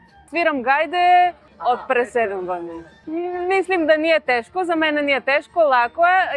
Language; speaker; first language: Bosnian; non-native, learner; Bulgarian